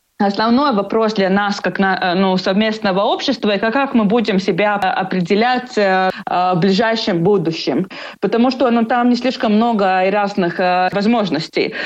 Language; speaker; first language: Russian; non-native, local second language; Latvian